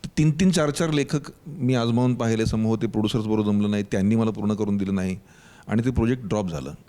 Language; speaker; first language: Marathi; native; Marathi